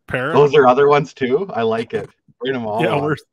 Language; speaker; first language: English; native; English